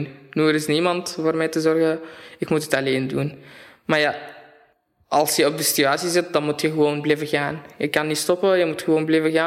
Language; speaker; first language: Dutch; non-native, fluent; Arabic